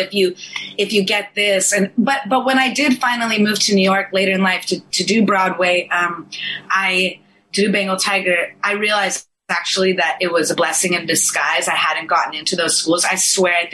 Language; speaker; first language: English; early bilingual, other home language; Persian